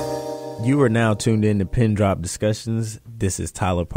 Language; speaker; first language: English; native; English